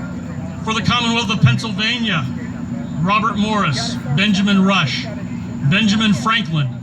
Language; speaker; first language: English; native; English